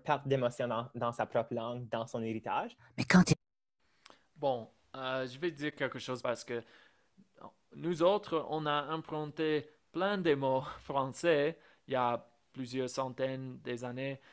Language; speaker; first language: French; non-native, fluent; English